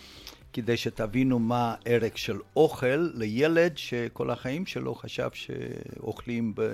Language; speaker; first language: Hebrew; non-native, fluent; Romanian